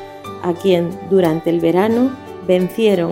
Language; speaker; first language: Spanish; native; Spanish